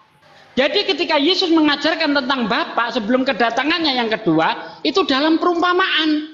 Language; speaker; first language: Indonesian; native; Indonesian